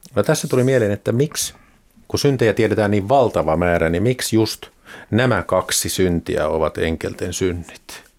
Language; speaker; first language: Finnish; native; Finnish